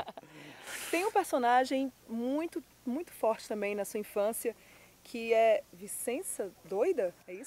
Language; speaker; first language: Portuguese; native; Portuguese